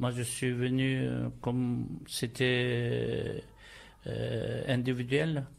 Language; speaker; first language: French; non-native, fluent; Turkish